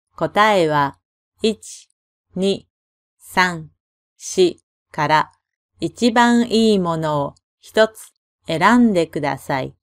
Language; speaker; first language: Japanese; native; Japanese